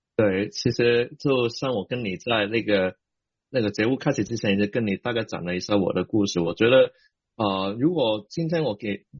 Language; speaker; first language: Chinese; non-native, local second language; Cantonese